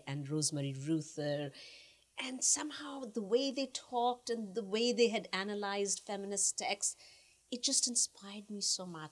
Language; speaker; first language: English; non-native, local second language; Punjabi